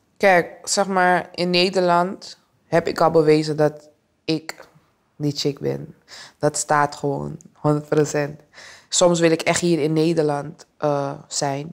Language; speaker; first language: Dutch; early bilingual, other home language; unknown